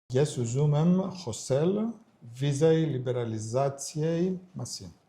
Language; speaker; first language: Armenian; non-native, learner; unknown